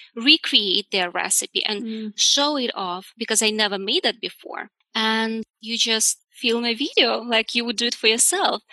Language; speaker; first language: English; non-native, fluent; Russian